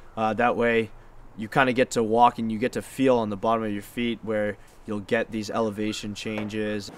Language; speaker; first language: English; native; English